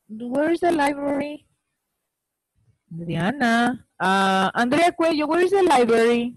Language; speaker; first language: English; non-native, learner; Spanish